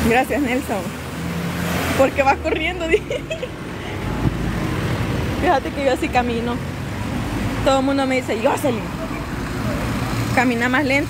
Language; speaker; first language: Spanish; native; Spanish